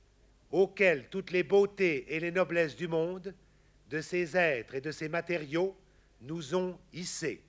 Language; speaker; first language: French; native; French